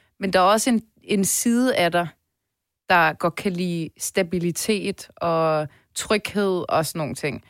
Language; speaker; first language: Danish; early bilingual, other home language; Persian